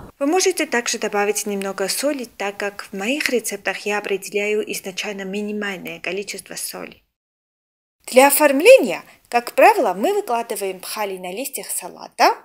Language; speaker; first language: Russian; non-native, local second language; Georgian